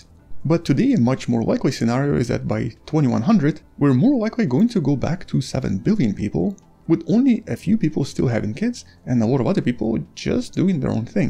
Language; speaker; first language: English; non-native, fluent; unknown